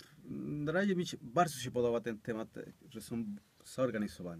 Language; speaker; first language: Polish; non-native, learner; Spanish